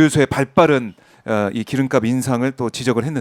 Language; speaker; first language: Korean; native; Korean